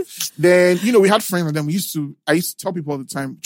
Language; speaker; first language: English; non-native, local second language; Yoruba